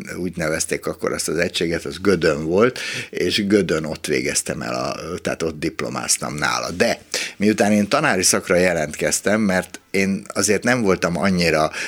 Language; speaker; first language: Hungarian; native; Hungarian